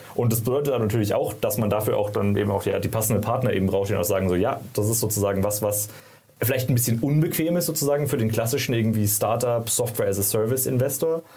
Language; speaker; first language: German; native; German